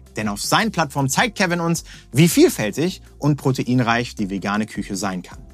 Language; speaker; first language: German; native; German